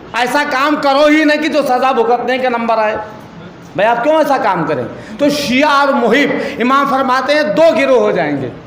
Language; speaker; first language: Urdu; native; Urdu